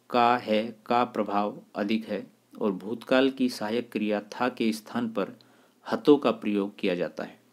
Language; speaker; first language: Hindi; native; Hindi